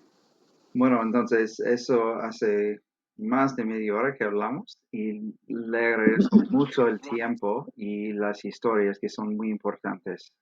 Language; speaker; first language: Spanish; non-native, fluent; English